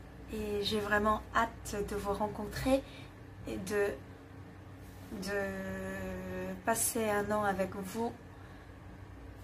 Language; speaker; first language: French; non-native, fluent; Korean